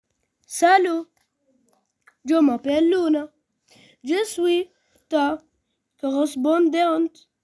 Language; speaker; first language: French; non-native, learner; Arabic